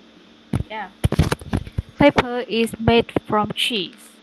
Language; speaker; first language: English; non-native, learner; Vietnamese